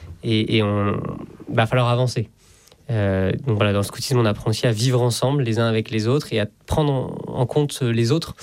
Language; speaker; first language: French; native; French